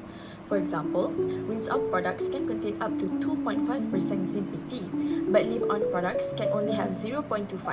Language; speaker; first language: English; non-native, local second language; Malay